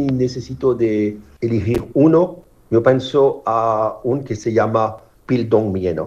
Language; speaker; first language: Spanish; non-native, fluent; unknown